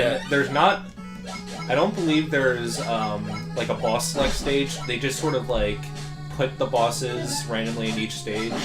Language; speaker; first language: English; native; English